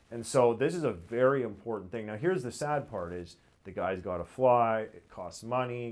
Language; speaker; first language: English; native; English